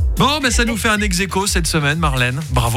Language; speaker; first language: French; native; French